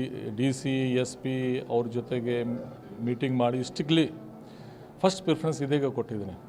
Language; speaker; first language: Kannada; non-native, local second language; Urdu